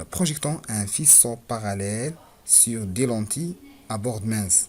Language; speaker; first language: French; non-native, local second language; Arabic